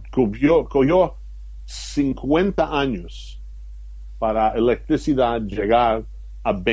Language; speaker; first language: Spanish; non-native, fluent; English